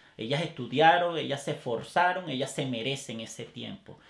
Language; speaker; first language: Spanish; native; Spanish